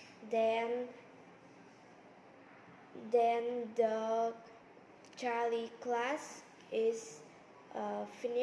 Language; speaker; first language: English; non-native, learner; Vietnamese